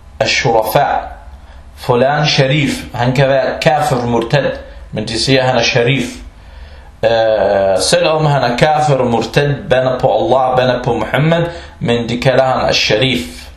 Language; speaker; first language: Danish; early bilingual, other home language; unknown